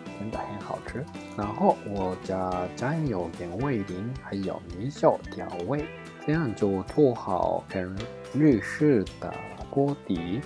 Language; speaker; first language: Chinese; non-native, fluent; Japanese